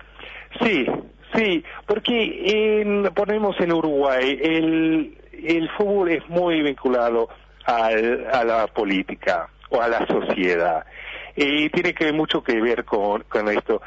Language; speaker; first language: Spanish; early bilingual, heritage; Spanish